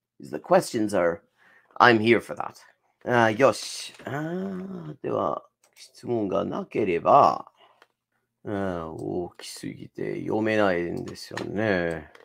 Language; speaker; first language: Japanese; non-native, fluent; English